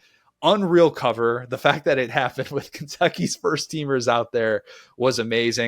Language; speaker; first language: English; native; English